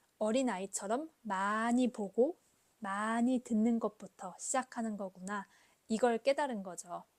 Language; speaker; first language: Korean; native; Korean